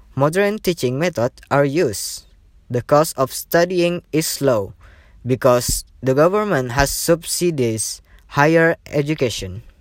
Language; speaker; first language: English; non-native, learner; Indonesian